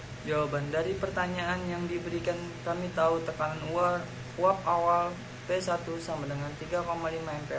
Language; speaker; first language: Indonesian; native; Indonesian